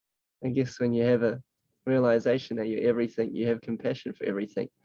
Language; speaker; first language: English; native; English